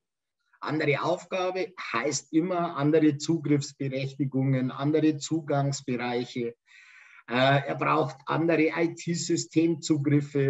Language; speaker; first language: German; native; German